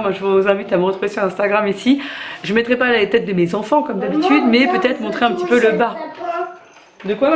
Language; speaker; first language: French; native; French